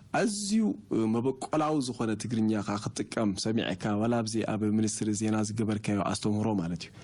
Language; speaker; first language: Tigrinya; native; Tigrinya